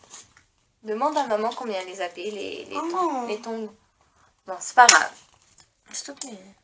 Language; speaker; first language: French; native; French